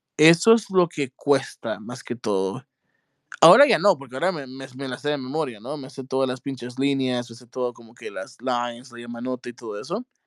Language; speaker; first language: Spanish; native; Spanish